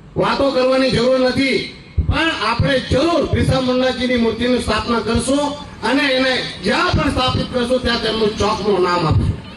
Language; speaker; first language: Gujarati; native; Gujarati